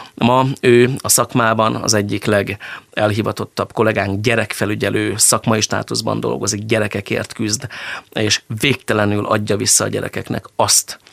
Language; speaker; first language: Hungarian; native; Hungarian